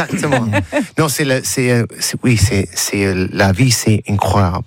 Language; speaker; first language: French; non-native, learner; English